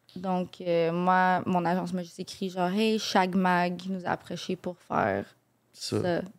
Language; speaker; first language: French; native; French